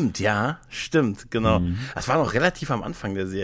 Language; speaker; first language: German; native; German